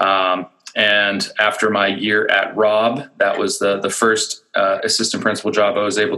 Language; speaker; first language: English; native; English